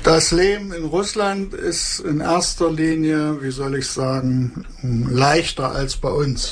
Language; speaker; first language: German; native; German